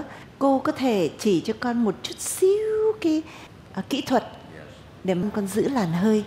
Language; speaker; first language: Vietnamese; native; Vietnamese